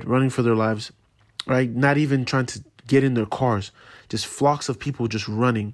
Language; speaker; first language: English; native; English